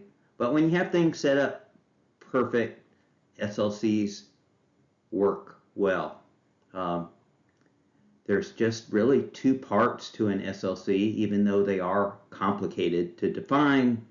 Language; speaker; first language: English; native; English